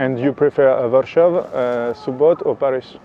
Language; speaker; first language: English; non-native, fluent; French